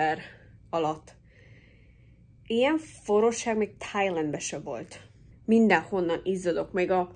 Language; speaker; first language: Hungarian; early bilingual, heritage; English